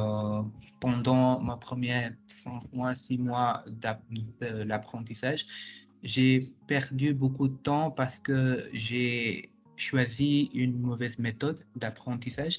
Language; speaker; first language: French; non-native, fluent; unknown